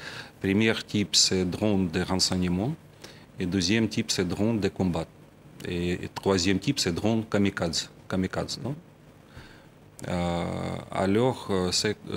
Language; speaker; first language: French; non-native, fluent; Ukrainian